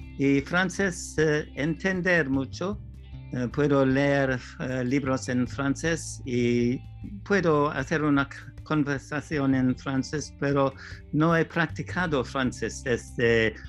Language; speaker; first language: Spanish; non-native, learner; English